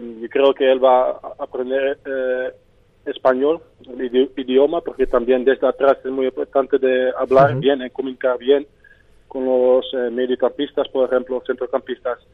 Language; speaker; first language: Spanish; non-native, fluent; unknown